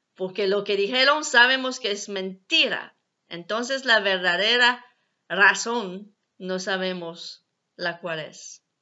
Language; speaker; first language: Spanish; non-native, learner; French